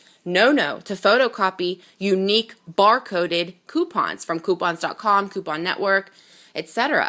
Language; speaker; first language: English; native; English